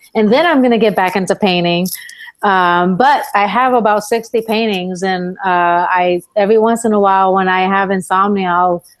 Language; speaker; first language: English; early bilingual, other home language; Spanish